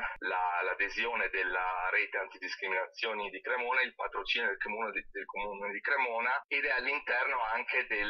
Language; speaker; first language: Italian; native; Italian